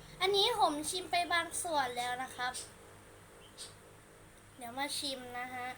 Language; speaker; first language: Thai; native; Thai